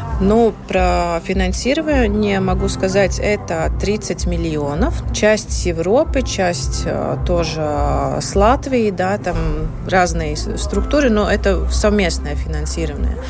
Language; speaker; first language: Russian; non-native, local second language; Latvian